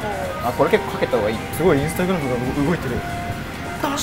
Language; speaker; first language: Japanese; native; Japanese